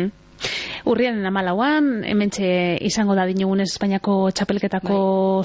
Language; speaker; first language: Basque; native; Basque